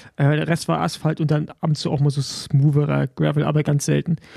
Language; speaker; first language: German; native; German